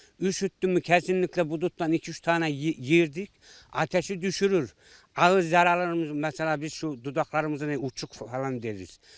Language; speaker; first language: Turkish; native; Turkish